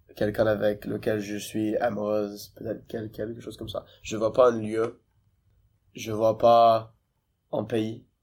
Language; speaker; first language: French; non-native, fluent; English